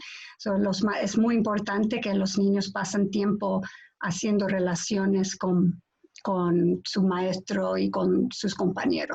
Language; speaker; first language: Spanish; non-native, fluent; English